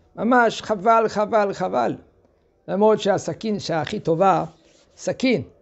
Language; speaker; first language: Hebrew; non-native, fluent; French